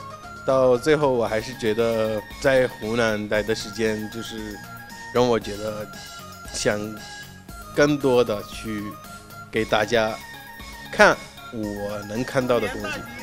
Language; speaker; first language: Chinese; non-native, fluent; Arabic